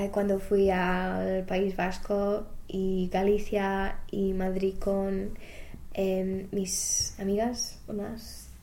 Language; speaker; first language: Spanish; non-native, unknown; English